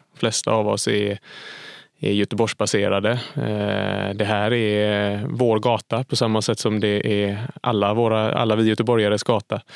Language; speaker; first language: Swedish; native; Swedish